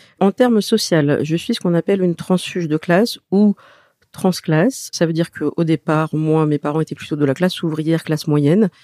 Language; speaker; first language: French; native; French